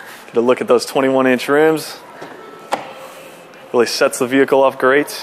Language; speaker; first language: English; native; English